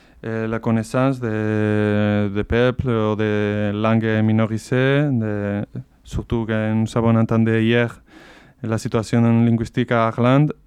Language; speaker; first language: French; non-native, learner; Basque